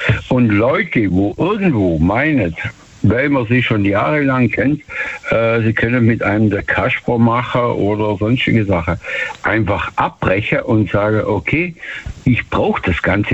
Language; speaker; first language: German; native; German